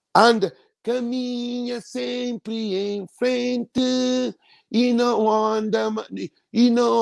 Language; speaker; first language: Portuguese; non-native, local second language; Kabuverdianu